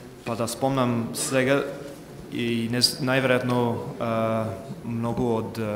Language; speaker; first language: Macedonian; non-native, fluent; English